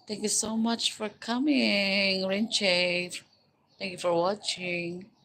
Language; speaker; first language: English; non-native, local second language; Filipino